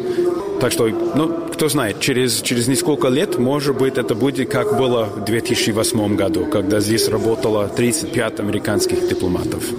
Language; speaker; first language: Russian; non-native, fluent; English